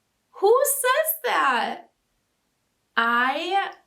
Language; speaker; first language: English; native; English